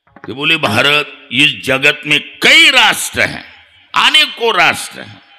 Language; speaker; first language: Hindi; non-native, local second language; Marathi